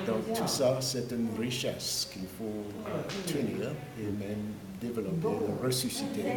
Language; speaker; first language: French; non-native, fluent; English